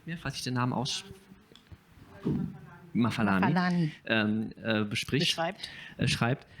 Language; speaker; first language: German; native; German